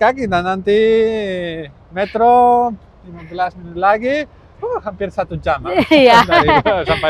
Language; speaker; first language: Indonesian; non-native, learner; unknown